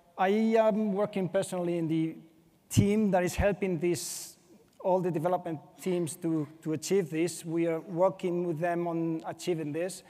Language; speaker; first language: English; non-native, fluent; Spanish